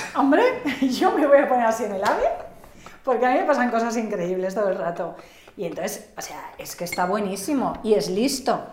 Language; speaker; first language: Spanish; native; Spanish